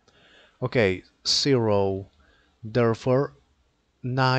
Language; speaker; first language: English; non-native, learner; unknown